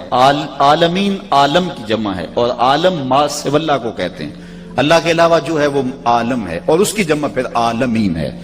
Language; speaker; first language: Urdu; non-native, local second language; Punjabi